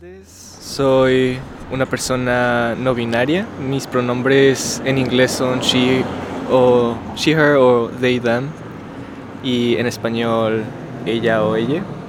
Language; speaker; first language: Spanish; native; Spanish